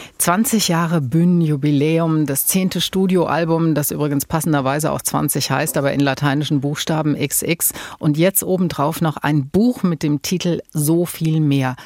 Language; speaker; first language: German; native; German